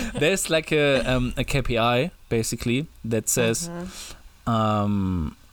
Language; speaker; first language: English; non-native, fluent; German